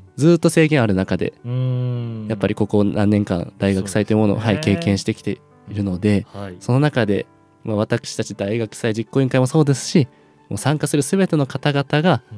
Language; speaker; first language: Japanese; native; Japanese